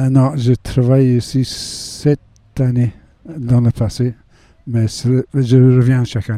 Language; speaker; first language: French; non-native, fluent; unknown